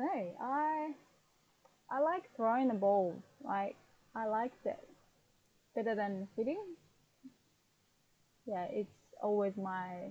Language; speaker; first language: English; non-native, fluent; Japanese